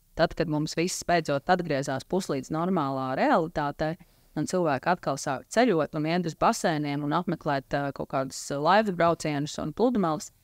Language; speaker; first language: Latvian; native; Latvian